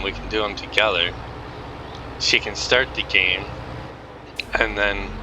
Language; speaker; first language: English; native; English